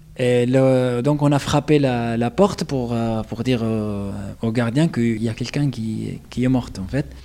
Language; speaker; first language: French; non-native, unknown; Arabic